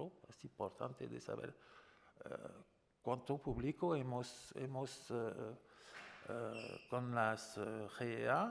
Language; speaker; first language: Spanish; non-native, fluent; French